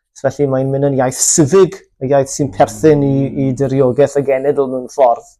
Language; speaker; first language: Welsh; native; Welsh